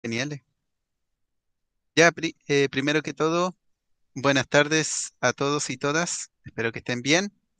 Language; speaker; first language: Spanish; native; Spanish